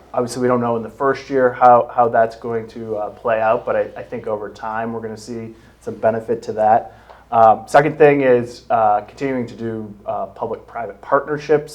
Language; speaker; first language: English; native; English